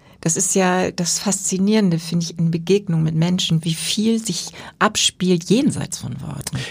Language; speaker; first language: German; native; German